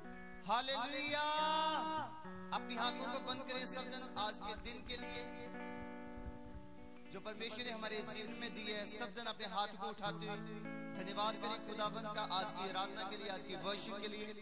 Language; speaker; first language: Hindi; non-native, local second language; Punjabi